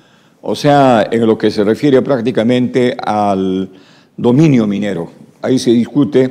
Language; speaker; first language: Spanish; native; Spanish